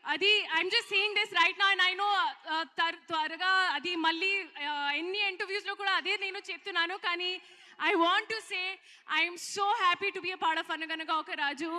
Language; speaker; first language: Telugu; non-native, local second language; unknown